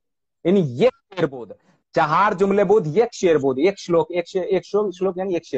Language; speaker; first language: Persian; non-native, fluent; Hindi